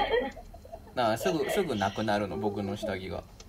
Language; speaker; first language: Japanese; native; Japanese